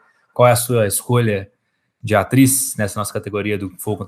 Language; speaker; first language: Portuguese; native; Portuguese